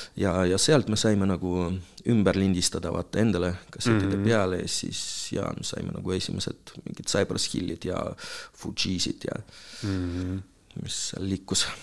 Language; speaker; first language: Estonian; non-native, local second language; Russian